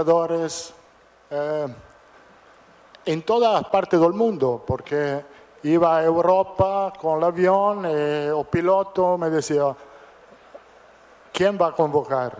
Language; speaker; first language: Portuguese; non-native, fluent; Italian